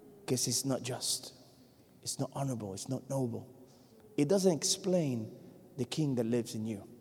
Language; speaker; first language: English; non-native, fluent; Spanish